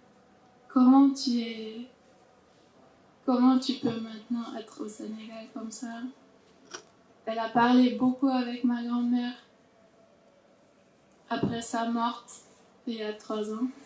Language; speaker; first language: French; non-native, learner; Russian